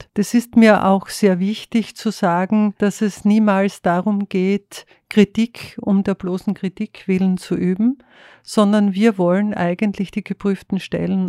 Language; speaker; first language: German; native; German